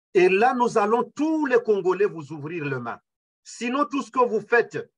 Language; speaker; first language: French; non-native, local second language; Kinyarwanda